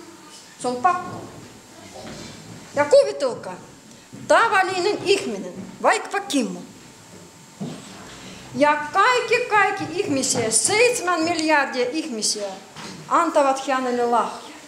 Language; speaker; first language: Finnish; non-native, learner; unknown